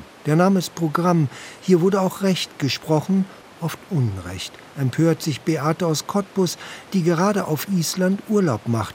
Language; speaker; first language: German; native; German